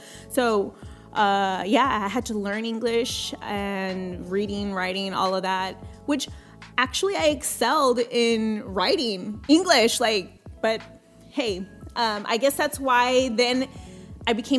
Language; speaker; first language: English; early bilingual, other home language; Spanish